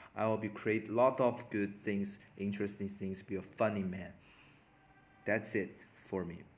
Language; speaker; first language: English; non-native, learner; Chinese